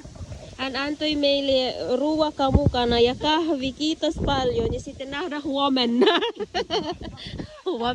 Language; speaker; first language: Finnish; non-native, learner; Cebuano